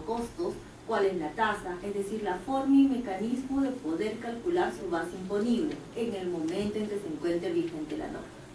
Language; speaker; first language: Spanish; native; Spanish